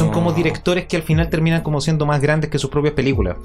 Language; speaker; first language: Spanish; native; Spanish